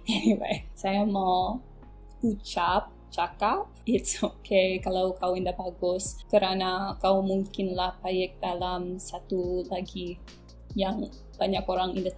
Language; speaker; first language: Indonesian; non-native, local second language; English